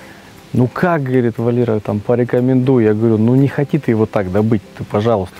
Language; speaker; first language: Russian; native; Russian